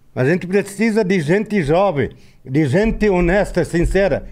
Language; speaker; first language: Portuguese; non-native, fluent; Arabic